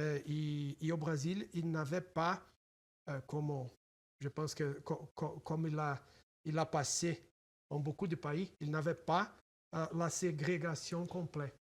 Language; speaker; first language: French; non-native, fluent; Portuguese